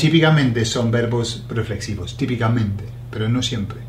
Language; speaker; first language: Spanish; non-native, fluent; English